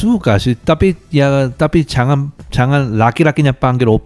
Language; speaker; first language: Indonesian; non-native, fluent; Korean